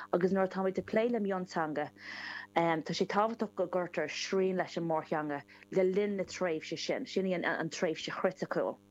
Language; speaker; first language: Irish; non-native, local second language; English